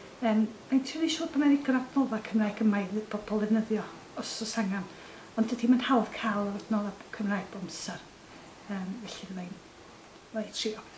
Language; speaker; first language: Welsh; native; Welsh